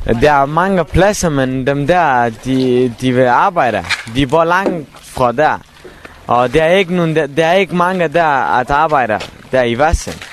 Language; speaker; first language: Danish; non-native, learner; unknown